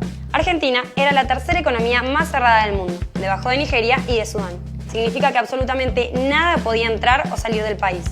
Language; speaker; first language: Spanish; native; Spanish